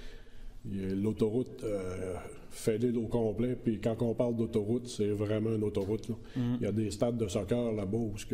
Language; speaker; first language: French; native; French